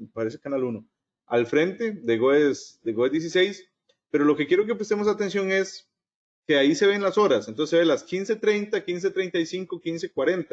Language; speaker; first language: Spanish; native; Spanish